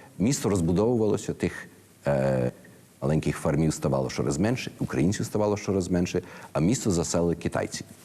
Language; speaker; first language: Ukrainian; early bilingual, heritage; Ukrainian